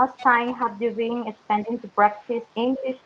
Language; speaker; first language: English; non-native, learner; Spanish